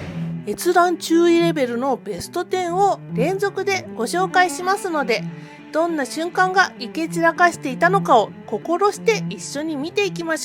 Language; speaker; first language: Japanese; native; Japanese